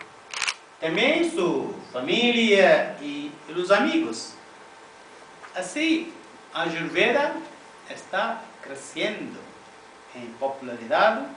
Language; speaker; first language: Spanish; non-native, fluent; Tamil